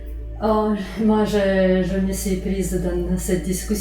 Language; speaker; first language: French; non-native, learner; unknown